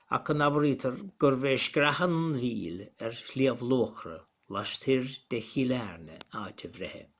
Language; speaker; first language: Irish; native; Irish